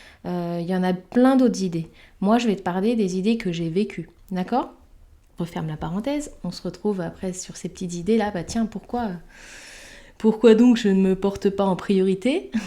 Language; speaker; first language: French; native; French